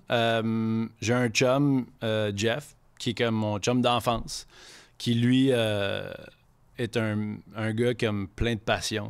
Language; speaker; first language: French; native; French